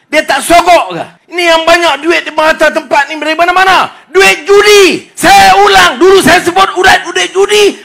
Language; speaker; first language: Malay; native; Malay